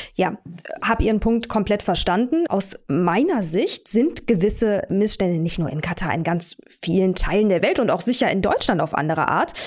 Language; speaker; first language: German; native; German